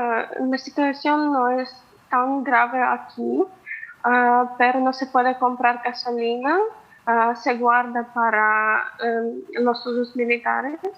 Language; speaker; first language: Spanish; non-native, fluent; Ukrainian